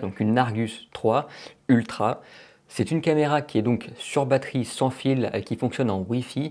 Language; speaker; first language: French; native; French